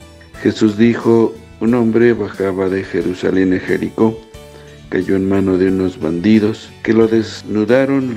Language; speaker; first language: Spanish; native; Spanish